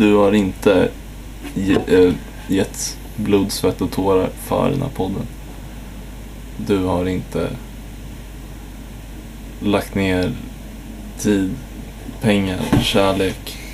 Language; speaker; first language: Swedish; native; Swedish